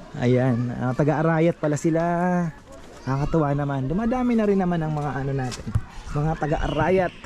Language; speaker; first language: Filipino; native; Filipino